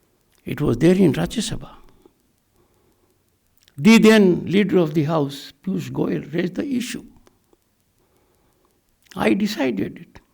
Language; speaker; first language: English; non-native, local second language; Hindi